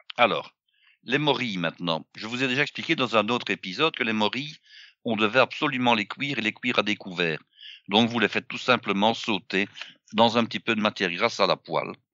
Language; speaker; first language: French; native; French